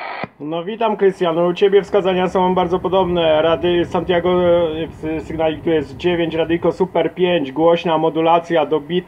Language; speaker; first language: Polish; native; Polish